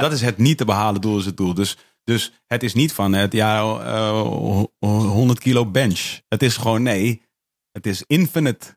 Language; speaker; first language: Dutch; native; Dutch